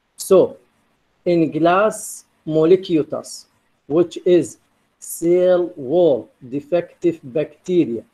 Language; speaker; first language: English; non-native, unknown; Arabic